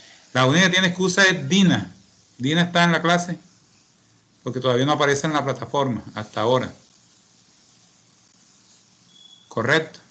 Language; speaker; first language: Spanish; native; Spanish